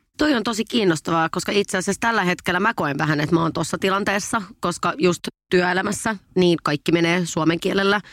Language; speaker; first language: Finnish; non-native, local second language; Swedish